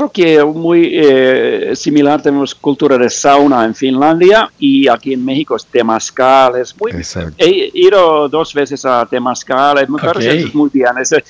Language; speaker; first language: Spanish; non-native, fluent; Finnish